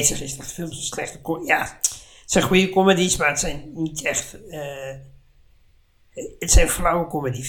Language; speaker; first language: Dutch; native; Dutch